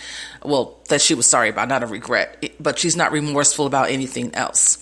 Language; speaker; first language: English; native; English